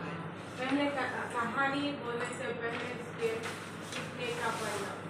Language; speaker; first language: Hindi; non-native, local second language; Telugu